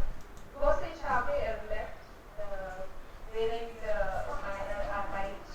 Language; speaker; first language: German; non-native, fluent; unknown